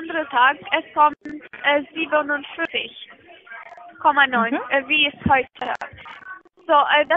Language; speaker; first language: German; non-native, learner; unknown